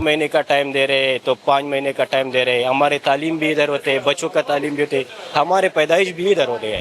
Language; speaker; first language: Hindi; non-native, fluent; Pashto